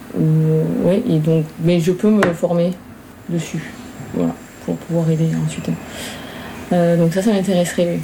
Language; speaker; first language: French; native; French